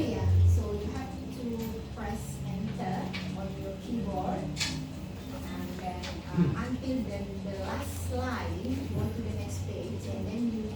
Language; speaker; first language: English; non-native, fluent; Indonesian